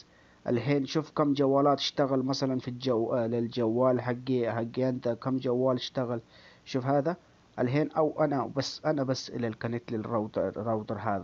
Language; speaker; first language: Arabic; non-native, learner; Urdu